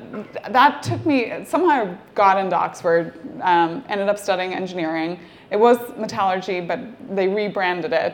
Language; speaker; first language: English; native; English